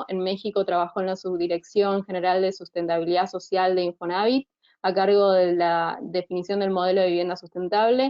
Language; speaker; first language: Spanish; native; Spanish